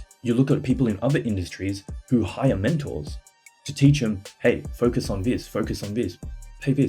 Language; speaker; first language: English; native; English